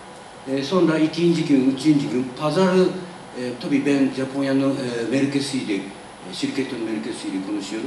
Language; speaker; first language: Turkish; non-native, learner; Japanese